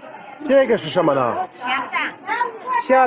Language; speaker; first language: Chinese; non-native, fluent; English